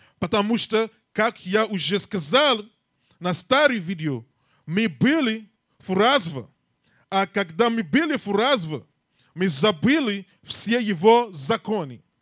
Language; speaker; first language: Russian; non-native, learner; English